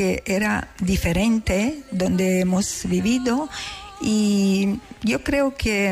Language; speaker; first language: Spanish; non-native, learner; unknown